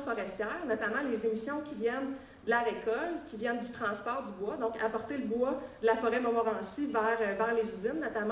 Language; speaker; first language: French; native; French